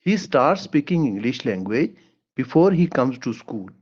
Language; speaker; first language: English; non-native, local second language; Punjabi